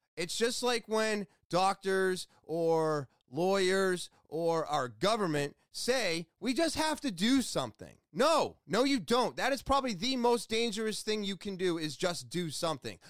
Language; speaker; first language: English; native; English